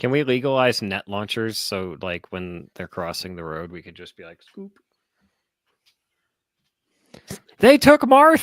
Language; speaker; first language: English; native; English